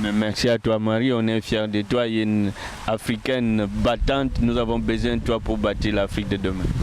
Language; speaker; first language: French; non-native, local second language; Lingala